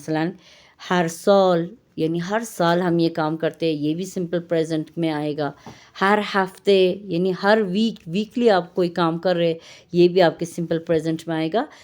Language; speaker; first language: Urdu; non-native, fluent; Persian